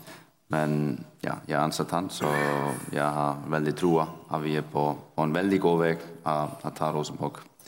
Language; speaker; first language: Danish; non-native, fluent; Icelandic